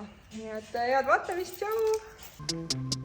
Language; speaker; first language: Estonian; native; Estonian